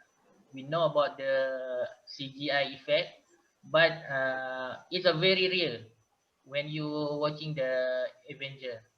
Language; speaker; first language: English; non-native, learner; Malay